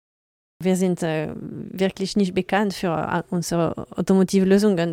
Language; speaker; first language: German; non-native, learner; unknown